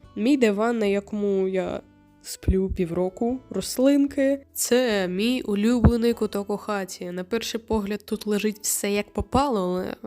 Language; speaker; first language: Ukrainian; non-native, local second language; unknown